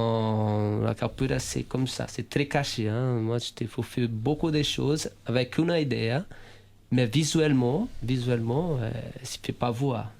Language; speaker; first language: French; non-native, fluent; Portuguese